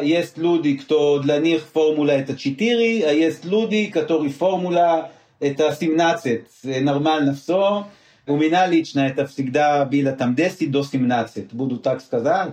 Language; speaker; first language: Russian; non-native, learner; Hebrew